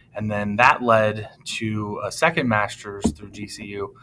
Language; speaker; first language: English; native; English